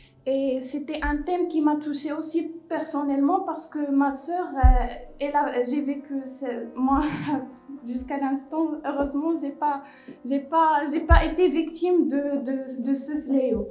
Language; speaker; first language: French; non-native, local second language; Arabic